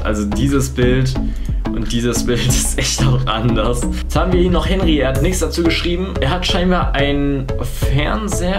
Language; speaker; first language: German; native; German